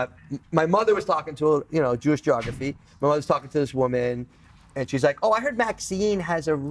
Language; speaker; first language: English; native; English